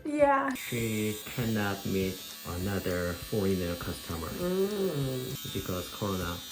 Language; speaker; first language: English; non-native, learner; Korean